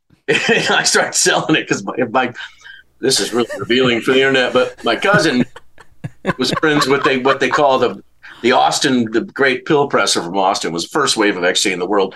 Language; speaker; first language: English; native; English